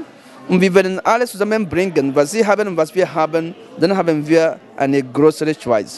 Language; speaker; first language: German; non-native, fluent; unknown